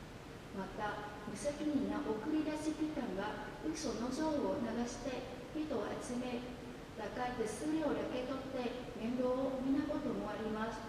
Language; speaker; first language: Japanese; non-native, fluent; Vietnamese